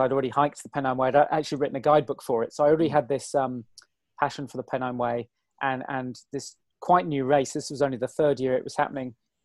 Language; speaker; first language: English; native; English